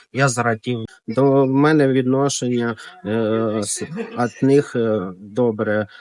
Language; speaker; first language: Ukrainian; native; Ukrainian